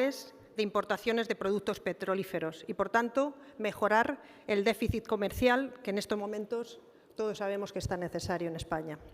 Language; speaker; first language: Spanish; native; Spanish